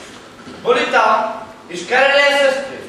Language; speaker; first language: Czech; non-native, learner; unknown